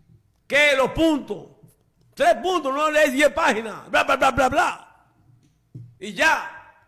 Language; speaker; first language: Spanish; native; Spanish